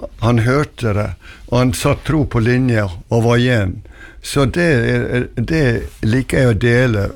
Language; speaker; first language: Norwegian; early bilingual, heritage; Norwegian